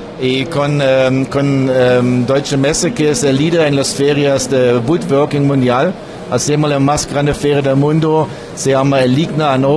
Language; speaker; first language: Spanish; non-native, learner; German